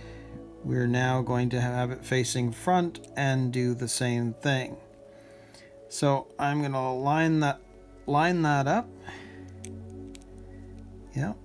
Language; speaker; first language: English; native; English